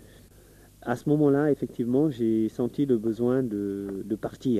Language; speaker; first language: French; non-native, local second language; Wolof